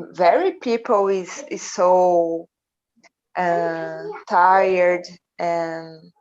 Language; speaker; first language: English; non-native, learner; Portuguese